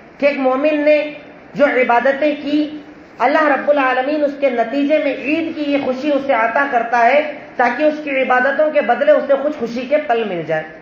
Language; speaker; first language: Urdu; native; Urdu